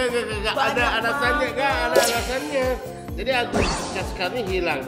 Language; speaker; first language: Indonesian; non-native, fluent; Japanese